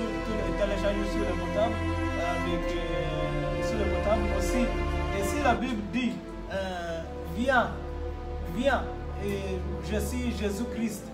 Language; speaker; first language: French; non-native, learner; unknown